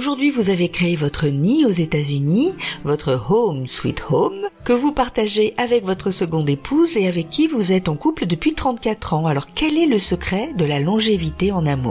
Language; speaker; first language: French; native; French